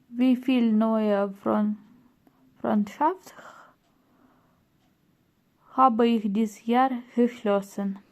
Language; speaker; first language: German; non-native, learner; Ukrainian